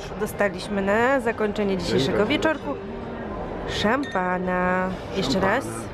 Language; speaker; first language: Polish; native; Polish